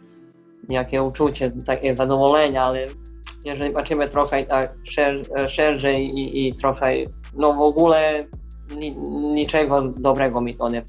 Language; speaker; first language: Polish; non-native, learner; Serbian